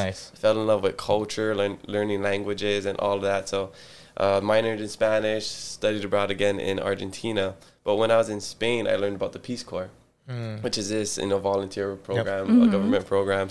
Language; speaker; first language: English; early bilingual, other home language; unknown